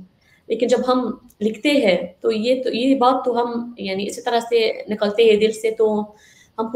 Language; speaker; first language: Hindi; non-native, fluent; Arabic